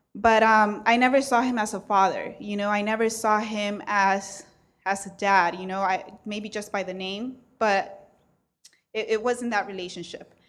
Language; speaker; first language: English; early bilingual, other home language; Spanish